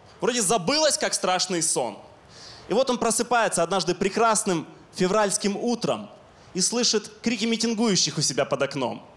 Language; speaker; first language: Russian; non-native, local second language; Ukrainian